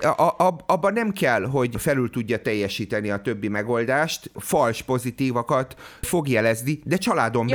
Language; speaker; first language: Hungarian; native; Hungarian